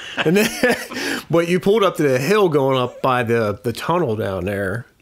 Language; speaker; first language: English; native; English